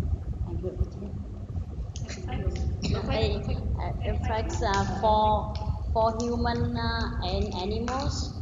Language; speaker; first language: English; non-native, learner; Vietnamese